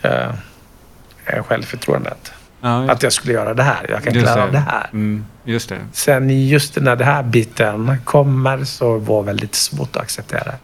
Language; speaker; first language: Swedish; non-native, fluent; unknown